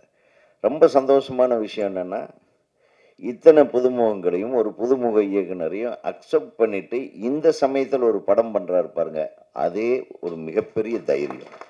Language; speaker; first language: Tamil; native; Tamil